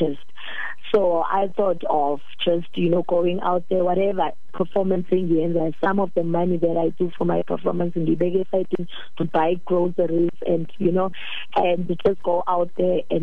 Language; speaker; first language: English; non-native, local second language; Xhosa